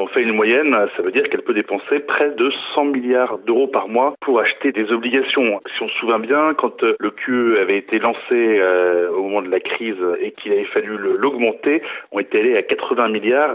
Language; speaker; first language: French; native; French